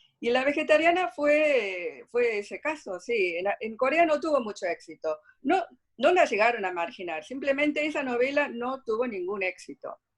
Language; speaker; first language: Spanish; early bilingual, other home language; Korean